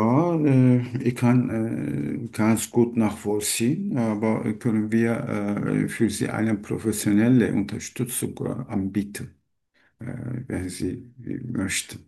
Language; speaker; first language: German; non-native, learner; Turkish